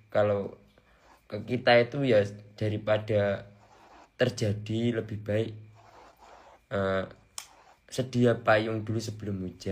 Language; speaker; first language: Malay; non-native, local second language; Javanese